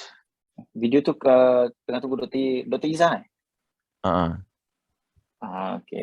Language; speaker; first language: Malay; native; Malay